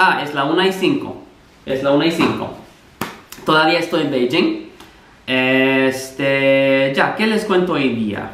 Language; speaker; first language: Spanish; non-native, fluent; English